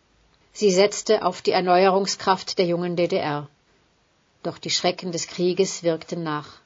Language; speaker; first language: German; native; German